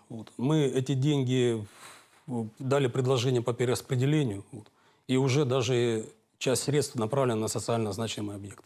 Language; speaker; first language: Russian; native; Russian